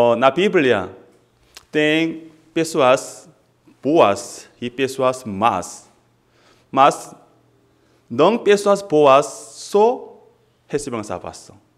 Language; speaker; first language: Portuguese; non-native, fluent; Korean